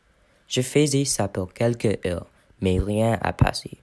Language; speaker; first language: French; non-native, learner; English